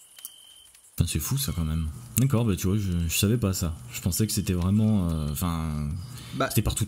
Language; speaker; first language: French; native; French